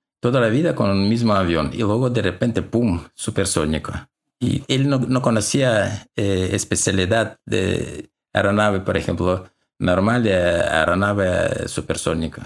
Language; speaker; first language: Spanish; non-native, learner; Russian